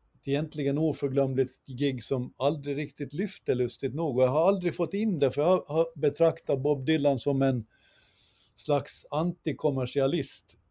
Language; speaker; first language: Swedish; native; Swedish